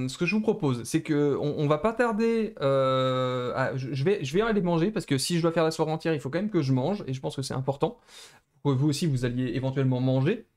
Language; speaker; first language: French; native; French